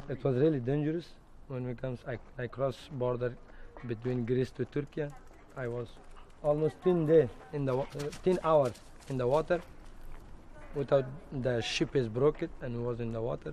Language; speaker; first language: English; non-native, learner; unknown